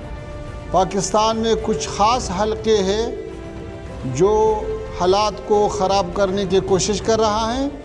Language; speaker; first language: Hindi; non-native, fluent; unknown